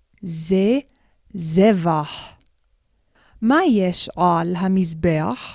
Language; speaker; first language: Hebrew; non-native, fluent; English